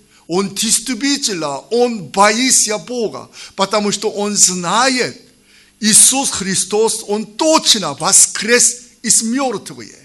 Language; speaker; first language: Russian; non-native, learner; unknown